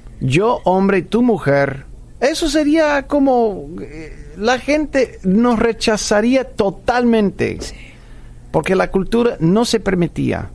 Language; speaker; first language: Spanish; non-native, fluent; English